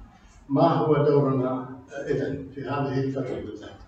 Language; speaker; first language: Arabic; native; Arabic